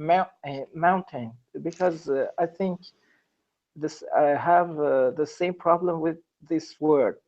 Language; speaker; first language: English; non-native, learner; Persian